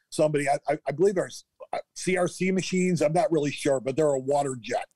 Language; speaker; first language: English; native; English